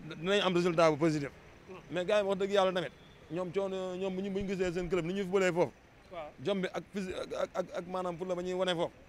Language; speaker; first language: Wolof; native; Wolof